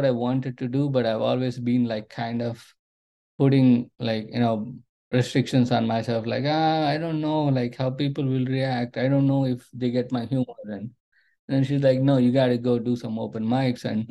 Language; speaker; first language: English; non-native, local second language; Telugu